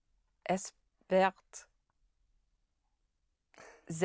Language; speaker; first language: German; non-native, learner; English